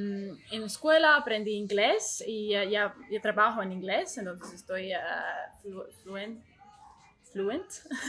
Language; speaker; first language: Spanish; non-native, learner; Estonian